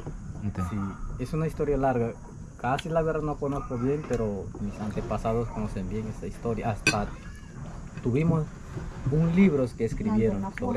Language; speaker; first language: Spanish; non-native, local second language; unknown